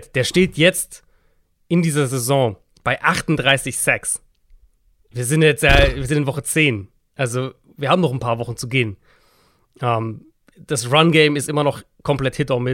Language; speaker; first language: German; native; German